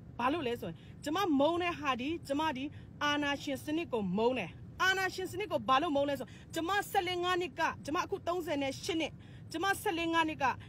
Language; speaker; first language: Burmese; non-native, local second language; Kachin